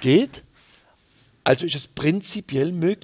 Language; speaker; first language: German; native; German